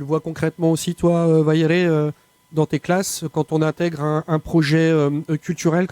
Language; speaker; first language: French; native; French